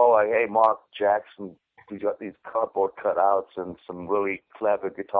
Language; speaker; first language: English; native; English